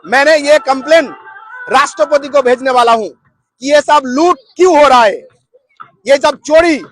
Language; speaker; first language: Hindi; non-native, local second language; Bangla